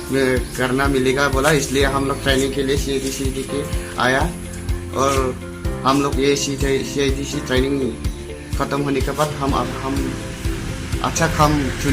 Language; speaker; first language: Hindi; non-native, local second language; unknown